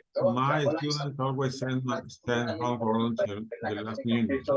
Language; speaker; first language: English; non-native, learner; Spanish